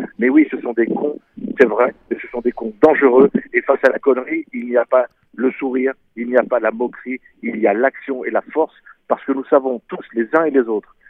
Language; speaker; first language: French; native; French